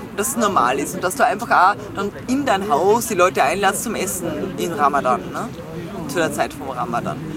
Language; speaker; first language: German; native; German